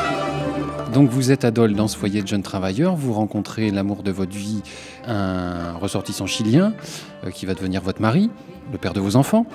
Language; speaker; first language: French; native; French